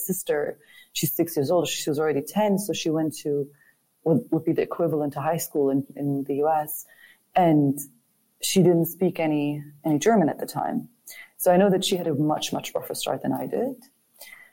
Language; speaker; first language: English; non-native, fluent; German